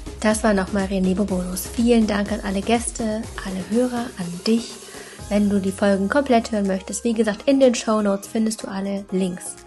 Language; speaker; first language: German; native; German